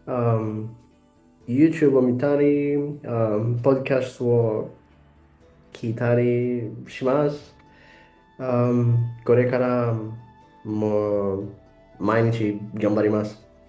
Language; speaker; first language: Japanese; non-native, learner; English